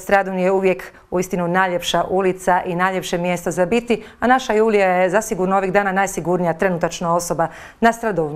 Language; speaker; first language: Serbian; native; Serbian